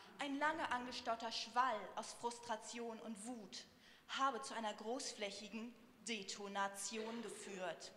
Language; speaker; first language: German; native; German